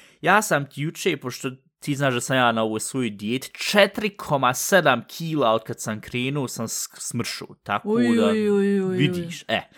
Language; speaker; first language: Bosnian; native; Bosnian